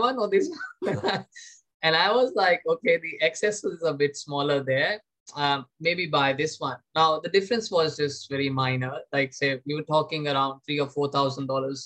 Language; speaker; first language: English; non-native, local second language; Hindi